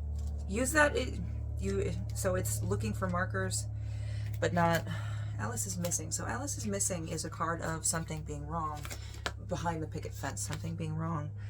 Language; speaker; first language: English; native; English